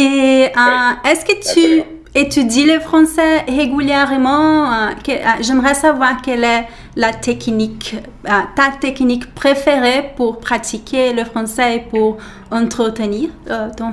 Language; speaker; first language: French; non-native, fluent; Portuguese